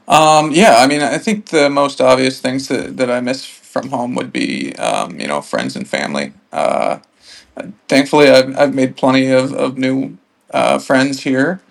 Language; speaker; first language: English; native; English